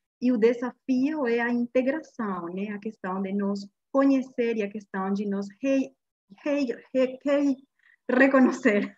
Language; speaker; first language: Portuguese; non-native, fluent; Guarani